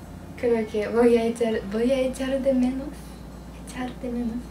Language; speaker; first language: Spanish; non-native, learner; Japanese